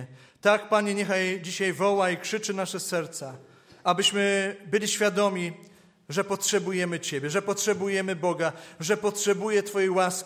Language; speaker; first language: Polish; native; Polish